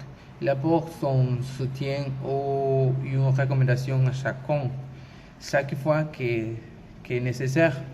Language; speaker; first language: French; non-native, learner; Spanish